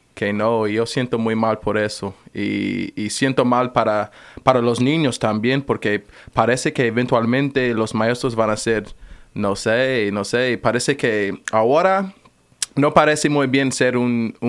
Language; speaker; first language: Spanish; non-native, fluent; English